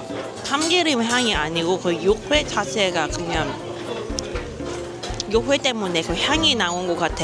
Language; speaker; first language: Korean; non-native, fluent; Cantonese